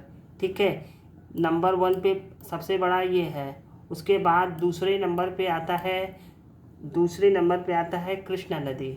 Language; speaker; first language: Hindi; native; Hindi